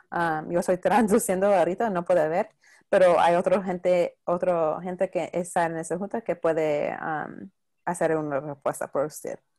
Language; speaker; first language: Spanish; non-native, local second language; English